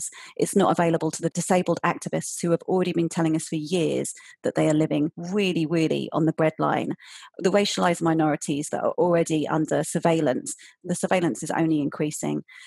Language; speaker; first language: English; native; English